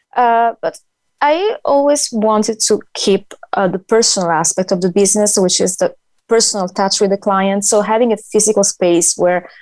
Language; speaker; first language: English; non-native, fluent; Italian